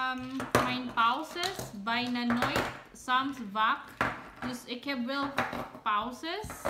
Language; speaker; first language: Dutch; non-native, learner; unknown